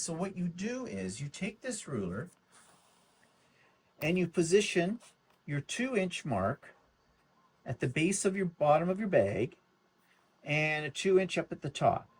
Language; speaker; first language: English; native; English